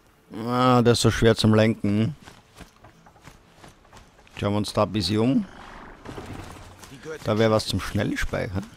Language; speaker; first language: German; native; German